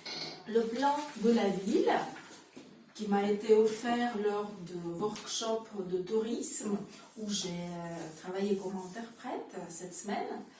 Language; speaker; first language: French; non-native, fluent; Russian